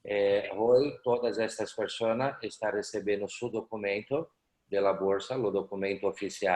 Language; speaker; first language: Portuguese; non-native, learner; Spanish